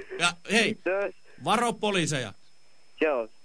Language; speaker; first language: Finnish; non-native, learner; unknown